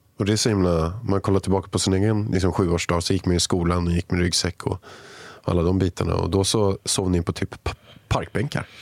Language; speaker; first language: Swedish; native; Swedish